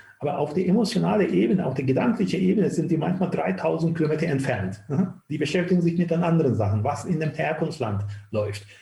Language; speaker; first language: German; non-native, fluent; Turkish